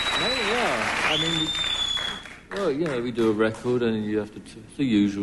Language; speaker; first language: English; native; English